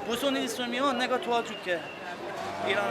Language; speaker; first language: Korean; non-native, learner; Persian